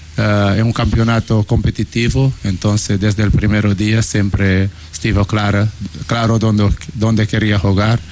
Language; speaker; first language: Portuguese; non-native, local second language; Kabuverdianu